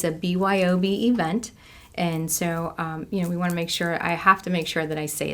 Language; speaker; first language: English; native; English